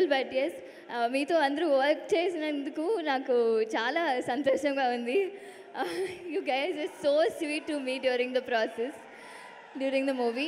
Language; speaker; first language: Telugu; non-native, learner; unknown